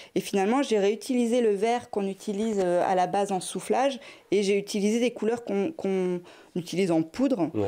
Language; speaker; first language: French; native; French